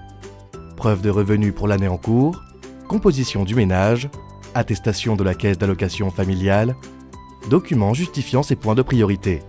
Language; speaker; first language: French; native; French